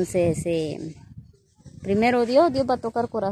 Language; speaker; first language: Spanish; native; Spanish